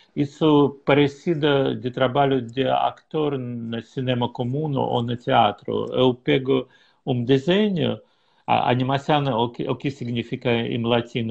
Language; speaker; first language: Portuguese; non-native, learner; Russian